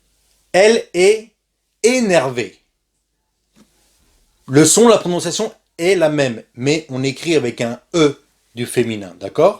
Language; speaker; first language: French; non-native, fluent; Spanish